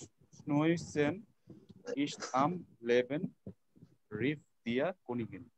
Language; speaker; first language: German; non-native, learner; Bangla